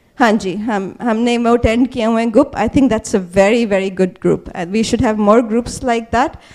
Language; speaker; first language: Hindi; native; Hindi